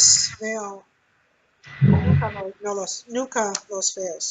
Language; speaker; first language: Spanish; non-native, learner; English